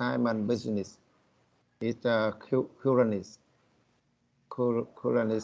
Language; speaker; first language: English; non-native, learner; Vietnamese